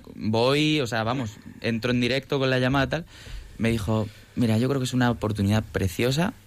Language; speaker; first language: Spanish; native; Spanish